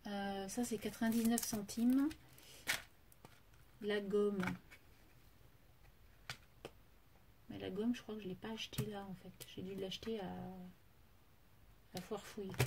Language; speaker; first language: French; native; French